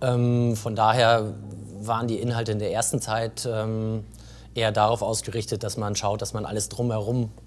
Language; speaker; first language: German; native; German